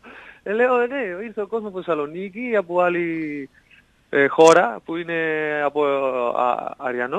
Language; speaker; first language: Greek; non-native, learner; Spanish